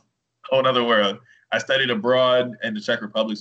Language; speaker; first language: English; native; English